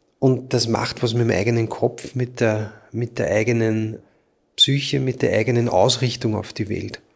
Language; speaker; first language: German; native; German